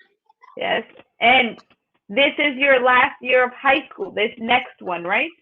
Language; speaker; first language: English; non-native, fluent; Spanish